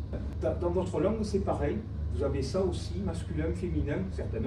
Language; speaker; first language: French; native; French